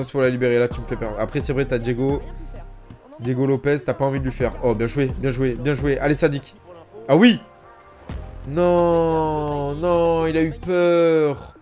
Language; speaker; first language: French; native; French